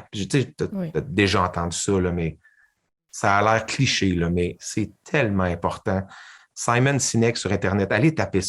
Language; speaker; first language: French; native; French